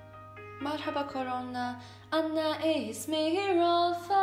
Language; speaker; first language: Arabic; non-native, learner; English